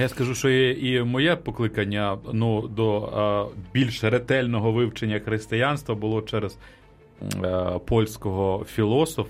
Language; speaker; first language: Ukrainian; native; Ukrainian